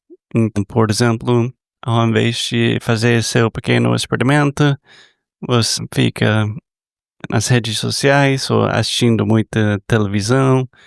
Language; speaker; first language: Portuguese; non-native, fluent; English